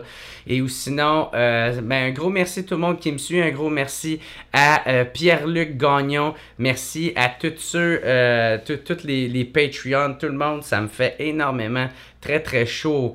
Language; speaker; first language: French; native; French